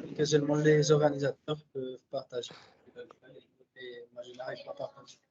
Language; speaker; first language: French; non-native, fluent; Spanish